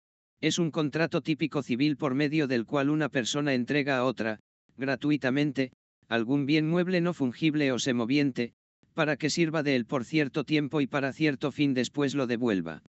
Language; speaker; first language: Spanish; native; Spanish